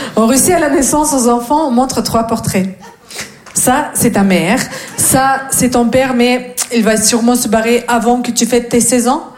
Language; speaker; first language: French; non-native, fluent; Russian